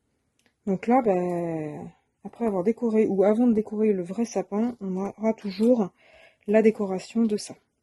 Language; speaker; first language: French; native; French